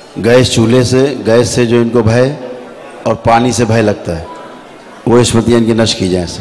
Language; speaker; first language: Hindi; native; Hindi